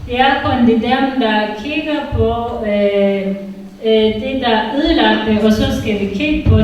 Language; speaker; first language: Danish; non-native, learner; Kinyarwanda